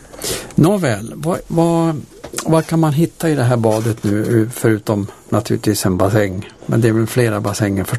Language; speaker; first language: Swedish; native; Swedish